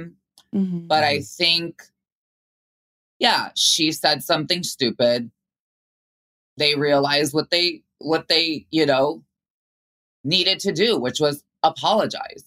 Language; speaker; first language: English; native; English